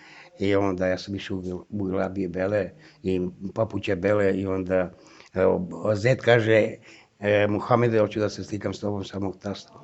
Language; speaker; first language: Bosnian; non-native, local second language; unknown